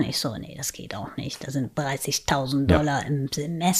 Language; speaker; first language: German; non-native, fluent; Arabic